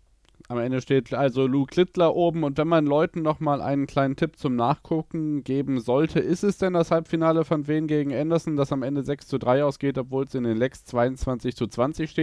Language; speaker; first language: German; native; German